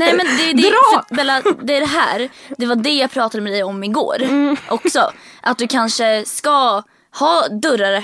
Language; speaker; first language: Swedish; native; Swedish